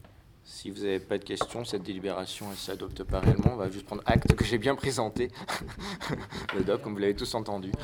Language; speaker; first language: French; native; French